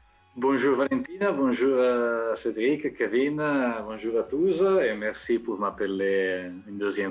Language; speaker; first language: French; non-native, fluent; Italian